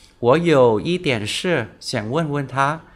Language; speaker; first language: Chinese; non-native, fluent; Vietnamese